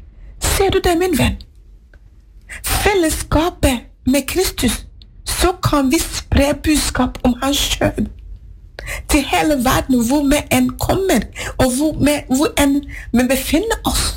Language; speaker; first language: Norwegian; non-native, fluent; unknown